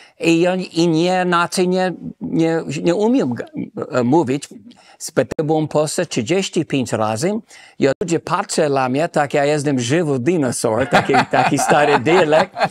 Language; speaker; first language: Polish; early bilingual, heritage; Polish